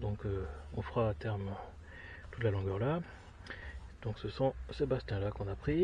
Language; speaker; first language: French; native; French